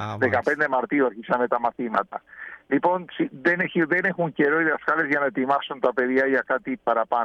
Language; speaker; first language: Greek; early bilingual, heritage; Spanish